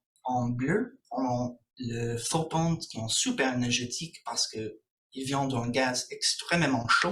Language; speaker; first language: French; non-native, fluent; English